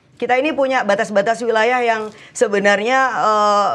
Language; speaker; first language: Indonesian; native; Indonesian